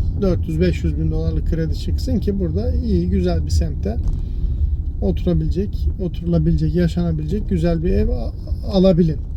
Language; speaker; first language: Turkish; early bilingual, heritage; Turkish